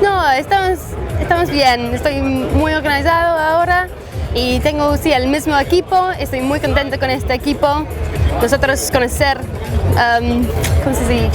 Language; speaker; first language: Spanish; non-native, learner; English